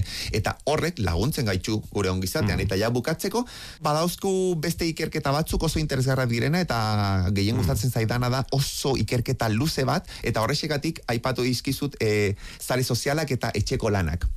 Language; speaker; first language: Basque; native; Basque